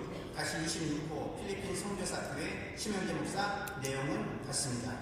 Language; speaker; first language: Korean; native; Korean